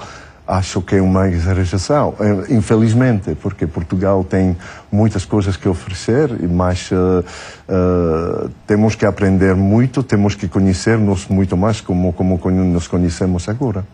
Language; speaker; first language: Portuguese; non-native, fluent; French